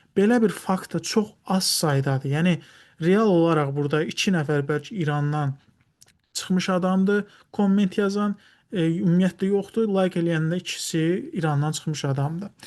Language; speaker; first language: Azerbaijani; non-native, local second language; Talysh